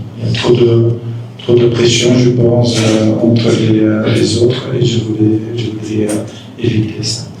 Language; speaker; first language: French; non-native, fluent; Dutch